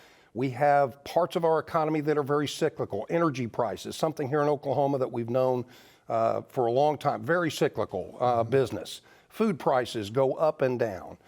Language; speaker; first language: English; native; English